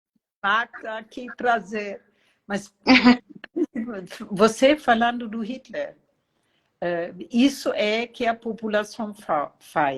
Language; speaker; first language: Portuguese; non-native, fluent; German